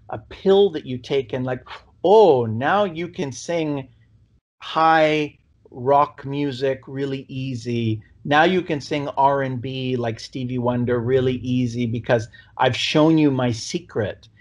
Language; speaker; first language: English; native; English